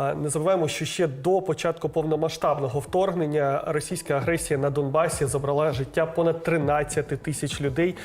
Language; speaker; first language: Ukrainian; native; Ukrainian